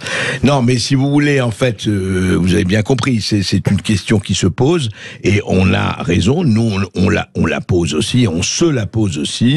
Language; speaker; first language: French; native; French